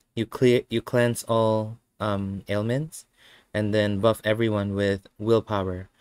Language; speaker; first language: English; non-native, local second language; Filipino